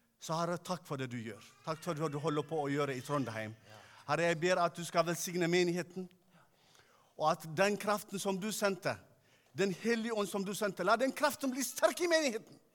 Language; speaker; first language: Norwegian; non-native, fluent; Tigrinya